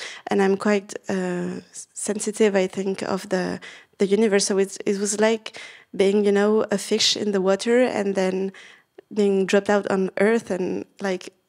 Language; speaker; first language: English; non-native, fluent; French